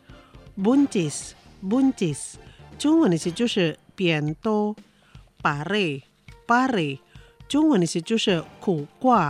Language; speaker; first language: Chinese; non-native, fluent; Indonesian